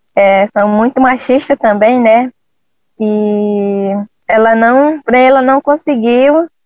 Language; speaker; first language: Portuguese; non-native, local second language; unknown